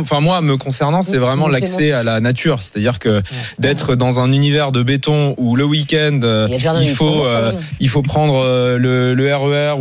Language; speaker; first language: French; native; French